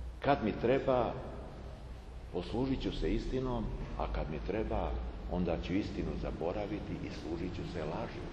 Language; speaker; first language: Serbian; native; Serbian